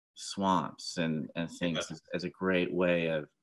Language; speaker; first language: English; native; English